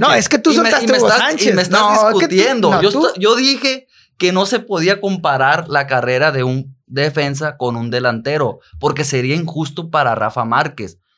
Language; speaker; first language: Spanish; native; Spanish